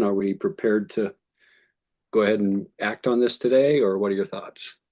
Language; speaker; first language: English; native; English